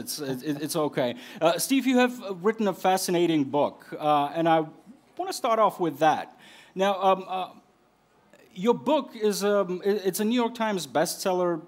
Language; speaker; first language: English; non-native, fluent; Bulgarian